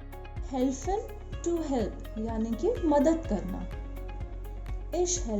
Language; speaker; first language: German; non-native, fluent; Hindi